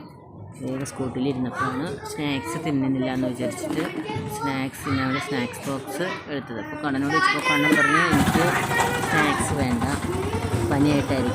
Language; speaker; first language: Malayalam; native; Malayalam